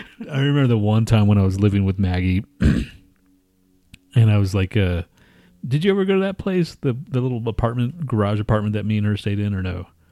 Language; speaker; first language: English; native; English